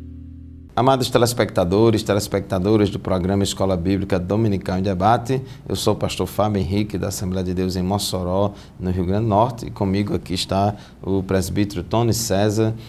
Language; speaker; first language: Portuguese; native; Portuguese